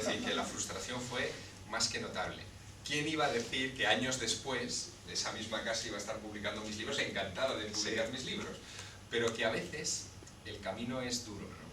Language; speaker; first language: Spanish; native; Spanish